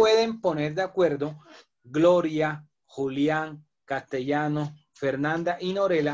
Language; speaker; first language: Spanish; native; Spanish